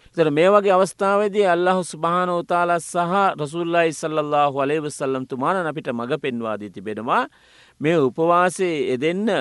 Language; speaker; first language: Sinhala; non-native, local second language; Tamil